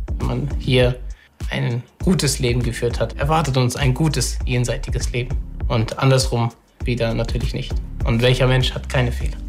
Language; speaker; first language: German; early bilingual, other home language; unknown